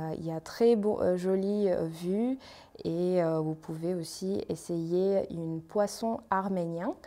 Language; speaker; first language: French; non-native, learner; Armenian